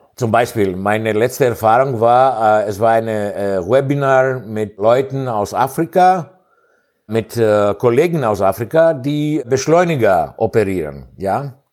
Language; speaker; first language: German; non-native, fluent; Greek